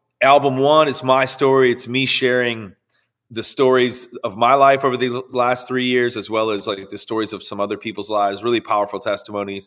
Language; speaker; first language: English; native; English